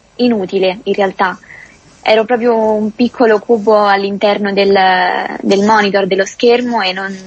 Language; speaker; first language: Italian; native; Italian